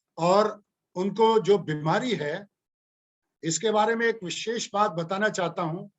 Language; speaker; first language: Hindi; non-native, local second language; Punjabi